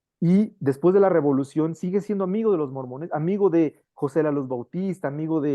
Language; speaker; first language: Spanish; native; Spanish